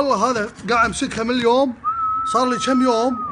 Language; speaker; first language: Arabic; native; Arabic